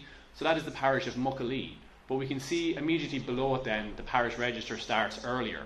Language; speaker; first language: English; native; English